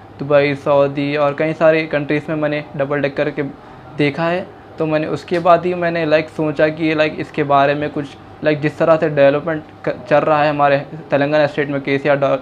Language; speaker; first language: Hindi; non-native, local second language; Urdu